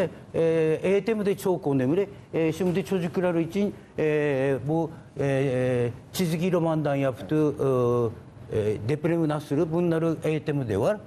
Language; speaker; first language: Turkish; non-native, learner; Japanese